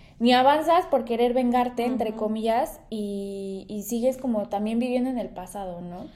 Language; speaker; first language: Spanish; native; Spanish